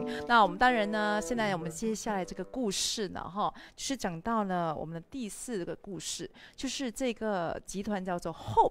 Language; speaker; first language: Chinese; native; Chinese